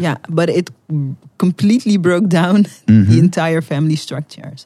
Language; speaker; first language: English; non-native, fluent; Dutch